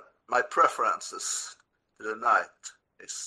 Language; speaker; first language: English; non-native, fluent; Norwegian